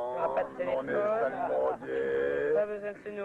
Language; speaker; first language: French; native; French